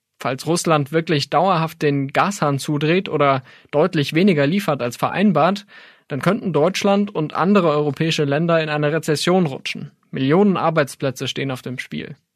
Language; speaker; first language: German; native; German